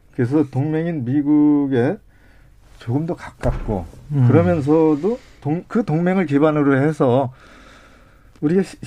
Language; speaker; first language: Korean; native; Korean